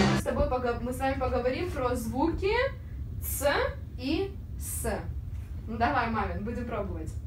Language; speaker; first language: Russian; native; Russian